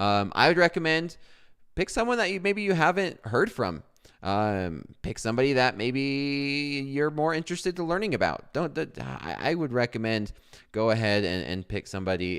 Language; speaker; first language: English; native; English